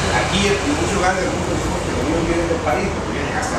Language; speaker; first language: Spanish; native; Spanish